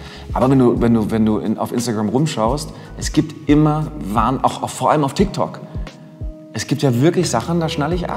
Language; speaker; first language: German; native; German